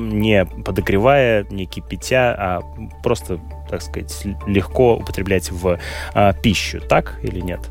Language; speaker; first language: Russian; native; Russian